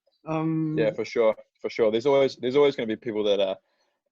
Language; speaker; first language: English; native; English